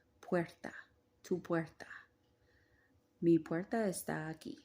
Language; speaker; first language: Spanish; non-native, learner; English